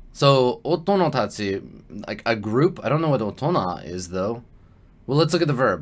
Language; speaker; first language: English; native; English